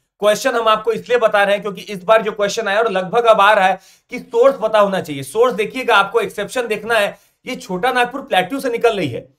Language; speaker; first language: Hindi; native; Hindi